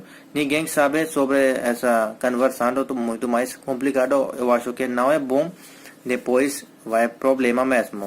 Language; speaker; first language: Portuguese; non-native, learner; Hindi